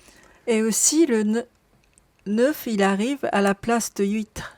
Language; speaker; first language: French; non-native, learner; Japanese